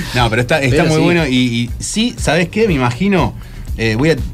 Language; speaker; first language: Spanish; native; Spanish